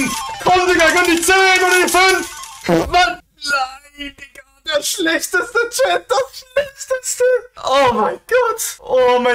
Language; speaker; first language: German; native; German